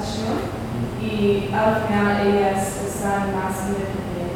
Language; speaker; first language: Spanish; non-native, learner; English